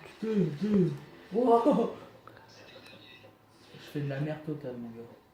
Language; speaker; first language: French; native; French